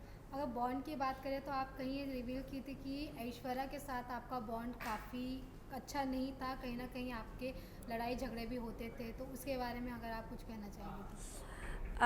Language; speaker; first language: Hindi; native; Hindi